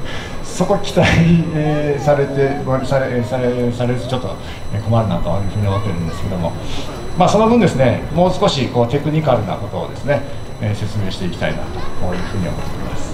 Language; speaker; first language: Japanese; native; Japanese